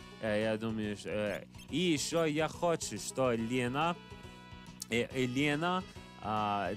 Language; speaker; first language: Russian; non-native, learner; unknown